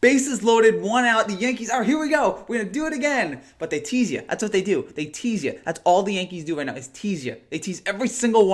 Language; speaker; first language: English; native; English